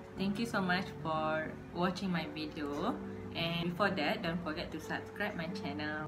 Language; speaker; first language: English; non-native, local second language; Malay